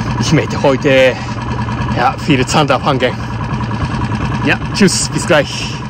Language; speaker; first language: German; non-native, learner; Japanese